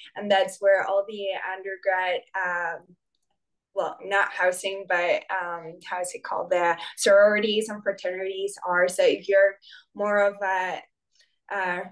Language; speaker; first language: English; non-native, fluent; Spanish